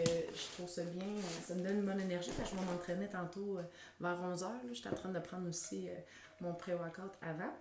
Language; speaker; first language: French; native; French